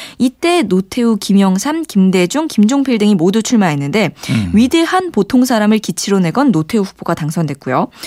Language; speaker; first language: Korean; native; Korean